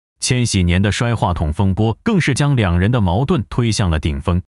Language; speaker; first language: Chinese; native; Chinese